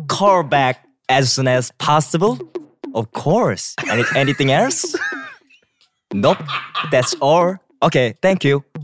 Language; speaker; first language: English; non-native, learner; Korean